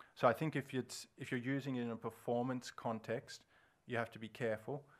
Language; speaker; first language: English; native; English